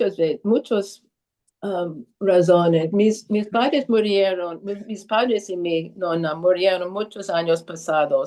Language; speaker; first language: Spanish; early bilingual, heritage; Spanish